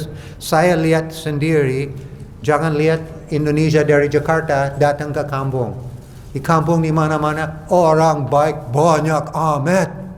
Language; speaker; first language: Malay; non-native, fluent; English